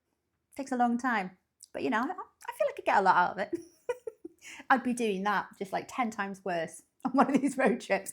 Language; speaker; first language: English; native; English